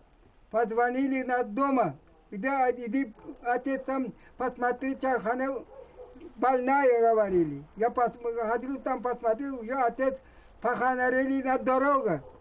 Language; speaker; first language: Russian; non-native, local second language; Crimean Tatar